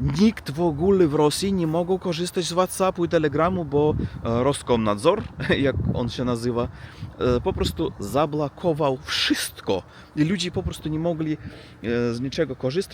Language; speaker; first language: Polish; non-native, learner; Russian